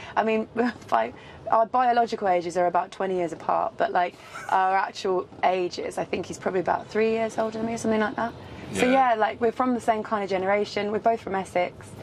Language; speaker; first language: English; native; English